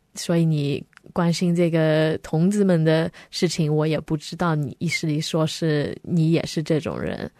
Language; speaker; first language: Chinese; early bilingual, heritage; Chinese